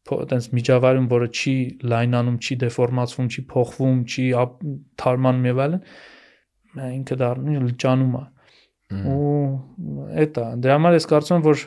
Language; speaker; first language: Armenian; native; Armenian